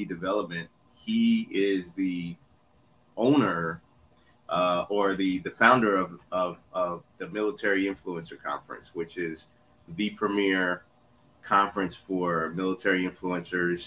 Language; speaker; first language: English; early bilingual, other home language; Spanish